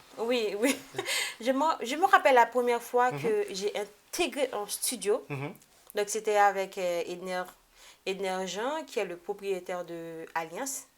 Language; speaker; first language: French; non-native, local second language; Haitian Creole